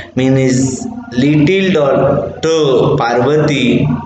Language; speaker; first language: English; non-native, local second language; Marathi